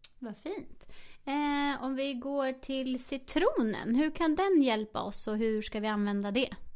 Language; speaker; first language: Swedish; native; Swedish